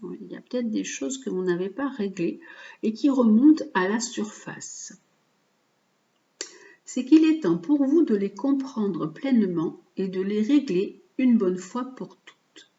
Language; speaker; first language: French; native; French